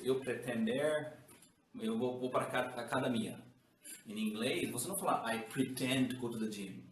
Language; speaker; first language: Portuguese; non-native, learner; English